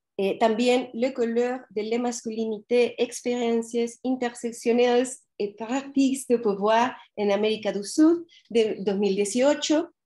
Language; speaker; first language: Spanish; native; Spanish